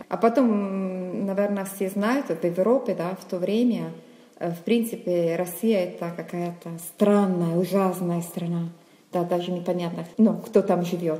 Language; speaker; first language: Russian; non-native, fluent; Italian